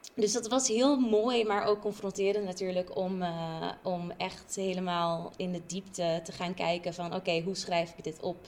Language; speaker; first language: Dutch; non-native, local second language; Papiamento